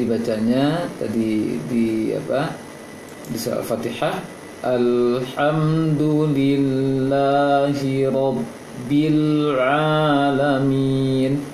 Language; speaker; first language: Indonesian; native; Indonesian